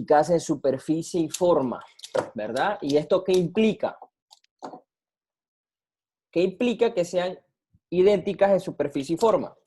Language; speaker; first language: Spanish; native; Spanish